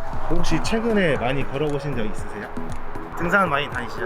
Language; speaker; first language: Korean; native; Korean